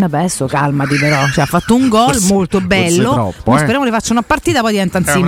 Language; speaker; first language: Italian; native; Italian